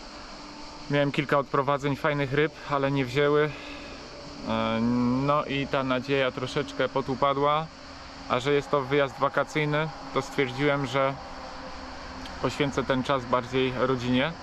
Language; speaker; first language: Polish; native; Polish